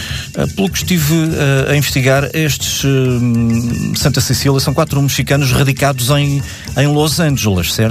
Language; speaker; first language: Portuguese; native; Portuguese